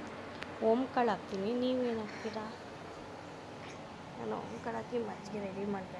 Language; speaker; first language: Kannada; native; Kannada